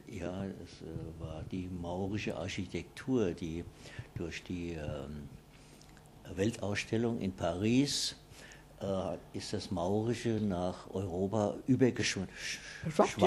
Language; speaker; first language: German; native; German